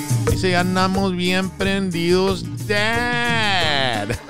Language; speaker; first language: Spanish; early bilingual, heritage; Spanish